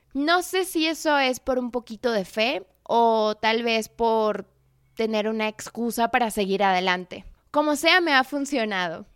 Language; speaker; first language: Spanish; native; Spanish